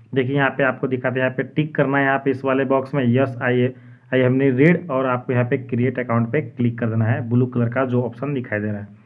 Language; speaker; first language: Hindi; native; Hindi